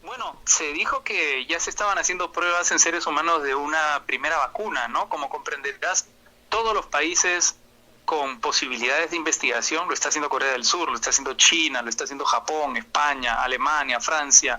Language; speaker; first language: Spanish; native; Spanish